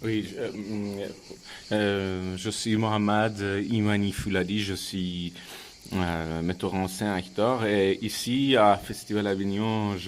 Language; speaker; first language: French; non-native, fluent; Persian